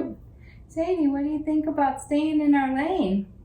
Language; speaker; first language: English; native; English